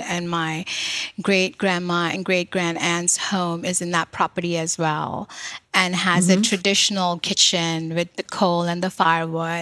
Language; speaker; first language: English; non-native, local second language; Malayalam